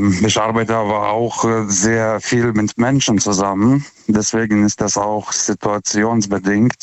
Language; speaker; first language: German; non-native, fluent; Lithuanian